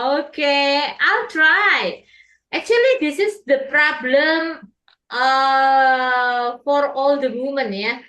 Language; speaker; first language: English; non-native, fluent; Indonesian